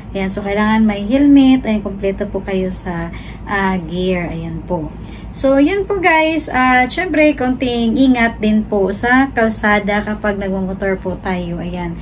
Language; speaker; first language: Filipino; native; Filipino